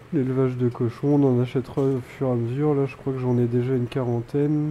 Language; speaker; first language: French; native; French